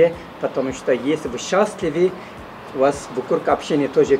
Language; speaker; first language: Russian; non-native, learner; Turkish